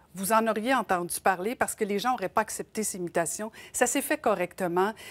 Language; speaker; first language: French; native; French